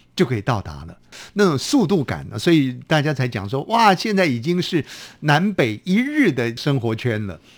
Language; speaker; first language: Chinese; native; Chinese